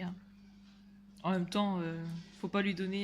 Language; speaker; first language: French; native; French